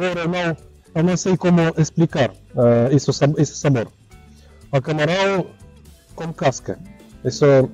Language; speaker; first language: Portuguese; non-native, learner; Russian